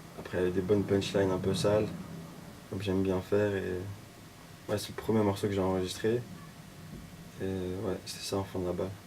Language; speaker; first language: French; native; French